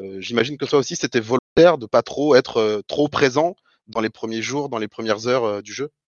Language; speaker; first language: French; native; French